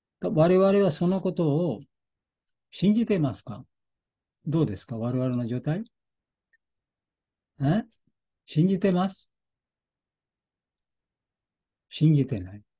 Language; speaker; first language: Japanese; non-native, fluent; Bangla